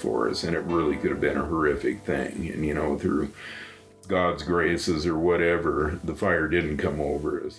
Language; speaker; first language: English; native; English